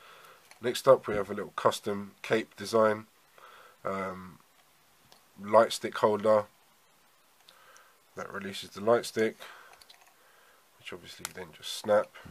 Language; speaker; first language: English; native; English